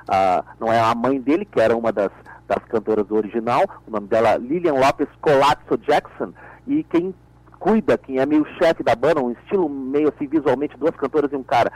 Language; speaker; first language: Portuguese; native; Portuguese